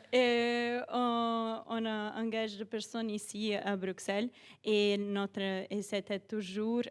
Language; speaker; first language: French; non-native, fluent; Portuguese